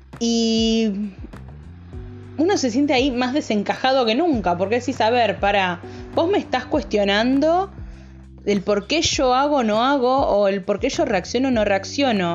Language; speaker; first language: Spanish; native; Spanish